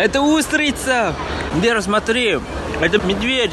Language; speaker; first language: Russian; non-native, fluent; Chinese